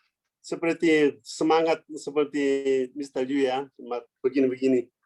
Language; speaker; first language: Indonesian; non-native, learner; Korean